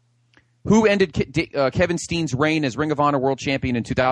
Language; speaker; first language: English; native; English